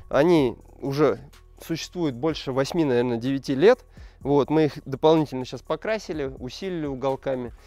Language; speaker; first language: Russian; native; Russian